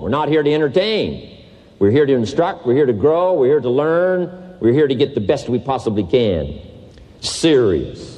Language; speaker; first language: English; native; English